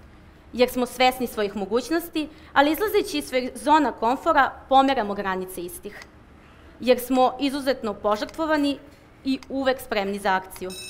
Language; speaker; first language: Serbian; native; Serbian